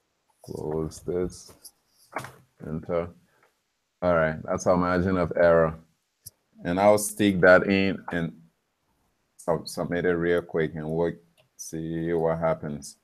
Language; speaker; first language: English; native; English